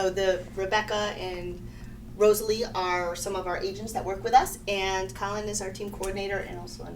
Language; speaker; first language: English; native; English